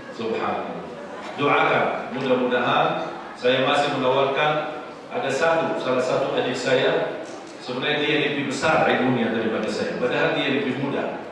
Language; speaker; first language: Indonesian; non-native, fluent; Arabic